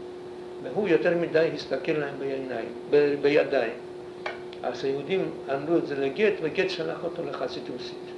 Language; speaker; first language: Hebrew; non-native, fluent; Polish